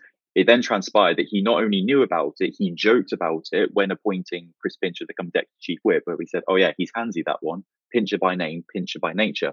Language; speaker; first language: English; native; English